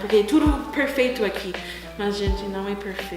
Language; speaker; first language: Portuguese; non-native, fluent; English